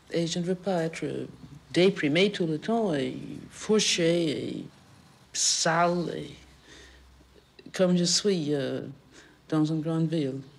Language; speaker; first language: French; non-native, fluent; English